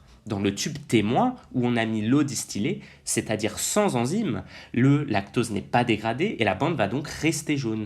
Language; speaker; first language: French; native; French